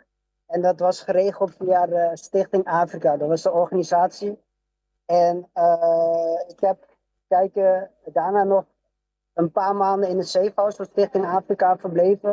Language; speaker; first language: Dutch; early bilingual, other home language; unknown